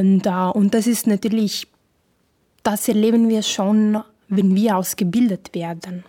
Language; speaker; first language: German; non-native, fluent; Italian